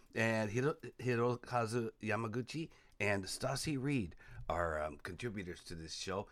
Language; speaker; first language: English; native; English